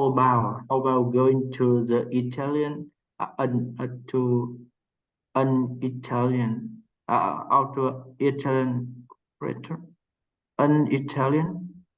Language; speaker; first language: English; non-native, learner; Vietnamese